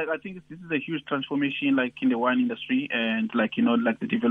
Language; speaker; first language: English; non-native, local second language; Xhosa